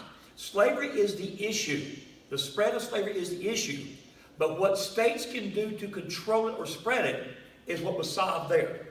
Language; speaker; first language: English; native; English